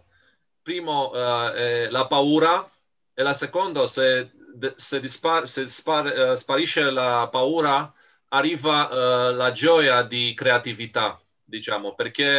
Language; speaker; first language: Italian; non-native, fluent; Romanian